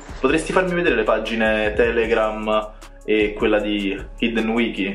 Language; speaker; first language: Italian; native; Italian